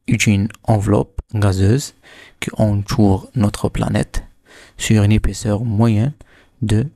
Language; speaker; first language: French; non-native, local second language; Arabic